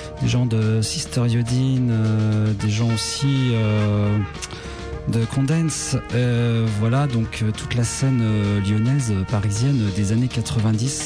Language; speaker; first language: French; native; French